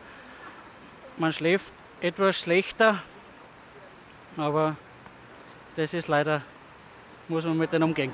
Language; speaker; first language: German; native; German